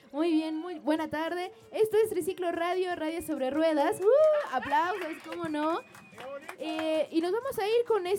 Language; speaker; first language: Spanish; native; Spanish